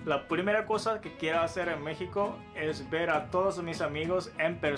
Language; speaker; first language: Spanish; non-native, fluent; Japanese